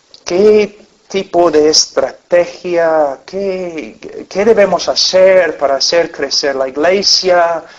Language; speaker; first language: Spanish; non-native, fluent; English